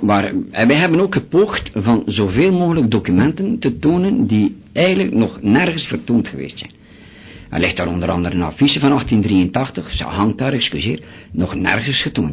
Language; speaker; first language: Dutch; native; Dutch